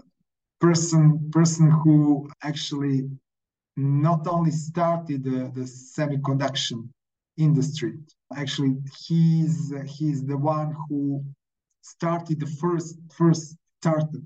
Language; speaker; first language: English; non-native, fluent; Serbian